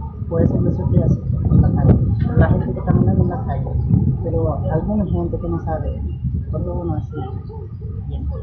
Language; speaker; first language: Spanish; non-native, learner; Haitian Creole